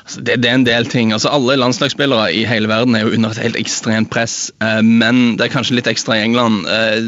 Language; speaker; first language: Norwegian; native; Norwegian